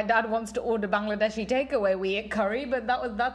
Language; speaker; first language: English; native; English